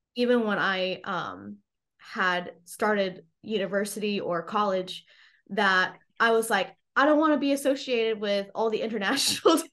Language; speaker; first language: English; native; English